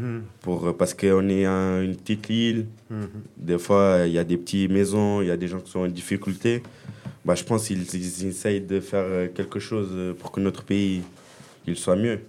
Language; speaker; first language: French; early bilingual, other home language; Kabuverdianu